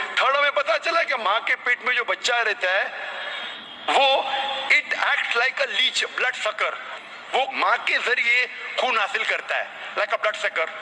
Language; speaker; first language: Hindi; non-native, local second language; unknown